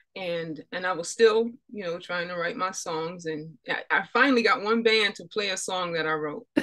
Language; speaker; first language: English; native; English